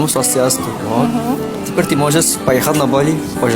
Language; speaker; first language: Russian; non-native, learner; Indonesian